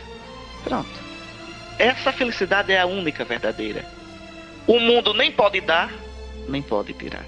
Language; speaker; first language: Portuguese; native; Portuguese